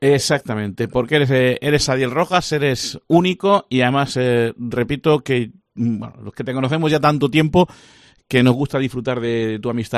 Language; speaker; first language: Spanish; native; Spanish